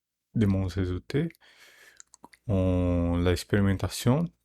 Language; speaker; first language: French; non-native, learner; Portuguese